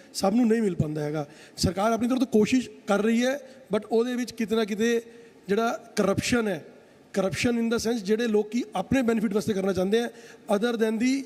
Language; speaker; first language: Punjabi; non-native, local second language; Hindi